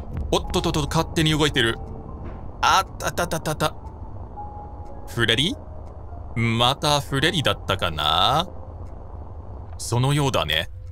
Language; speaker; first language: Japanese; non-native, fluent; English